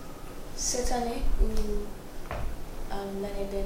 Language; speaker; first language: French; non-native, learner; English